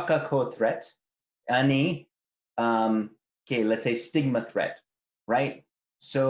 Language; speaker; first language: Nepali; non-native, fluent; English